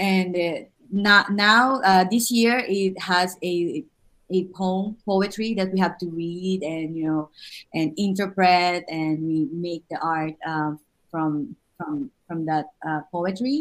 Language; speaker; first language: English; non-native, local second language; Filipino